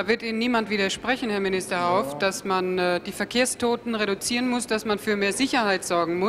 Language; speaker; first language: German; native; German